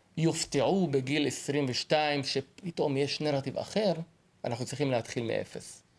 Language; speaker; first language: Hebrew; non-native, local second language; Arabic